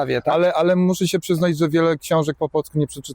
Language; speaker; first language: Polish; early bilingual, heritage; German